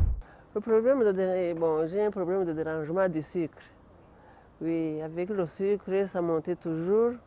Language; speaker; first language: French; non-native, local second language; Kinyarwanda